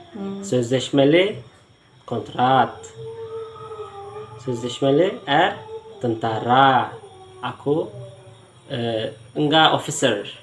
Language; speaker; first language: Indonesian; non-native, learner; Turkish